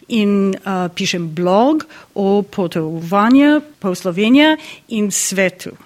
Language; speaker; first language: Slovenian; non-native, learner; English